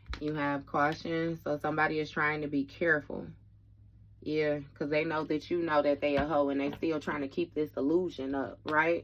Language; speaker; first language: English; native; English